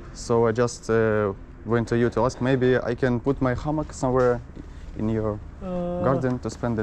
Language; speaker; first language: English; non-native, learner; Russian